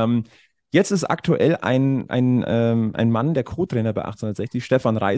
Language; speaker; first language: German; native; German